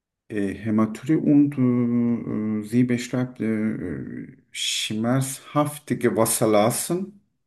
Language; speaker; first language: German; non-native, learner; Turkish